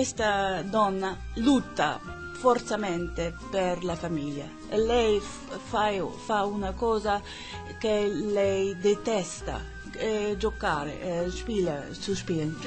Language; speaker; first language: Italian; non-native, learner; German